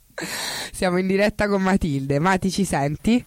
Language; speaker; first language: Italian; native; Italian